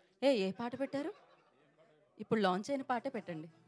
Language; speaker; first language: Telugu; native; Telugu